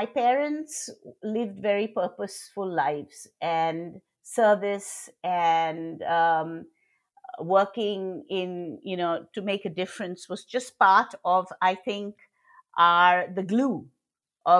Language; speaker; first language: English; non-native, local second language; Bangla